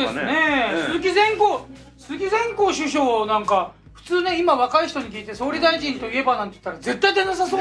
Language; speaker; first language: Japanese; native; Japanese